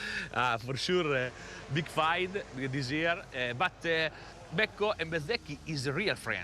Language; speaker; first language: English; non-native, learner; Italian